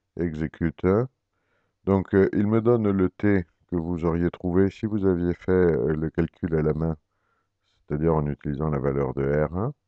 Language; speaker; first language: French; native; French